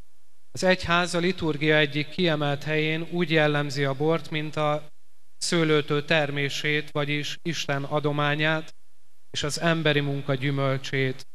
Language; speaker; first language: Hungarian; native; Hungarian